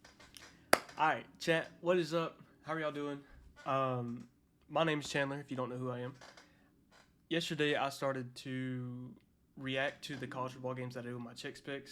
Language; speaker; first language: English; native; English